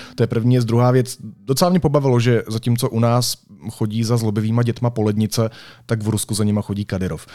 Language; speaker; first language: Czech; native; Czech